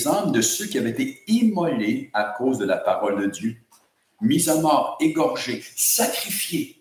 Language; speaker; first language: French; native; French